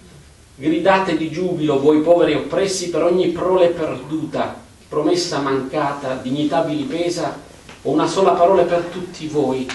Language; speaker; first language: Italian; native; Italian